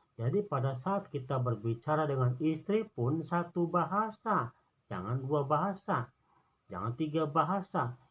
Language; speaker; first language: Indonesian; non-native, local second language; Sundanese